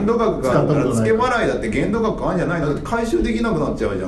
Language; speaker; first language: Japanese; native; Japanese